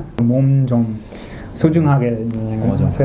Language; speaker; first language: Korean; non-native, learner; English